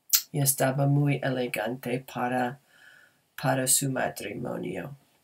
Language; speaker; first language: Spanish; non-native, fluent; English